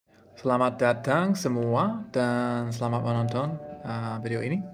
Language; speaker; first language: Indonesian; non-native, fluent; English